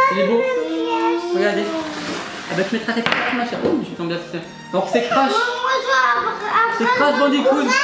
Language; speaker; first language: French; native; French